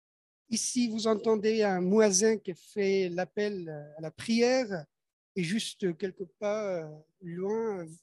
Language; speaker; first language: French; non-native, fluent; Persian